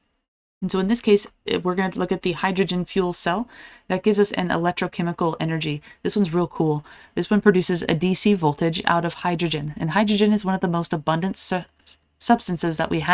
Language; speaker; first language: English; native; English